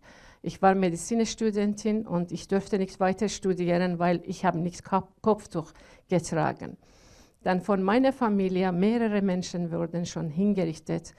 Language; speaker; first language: German; non-native, learner; Persian